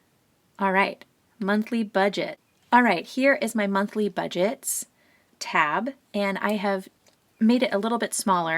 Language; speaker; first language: English; native; English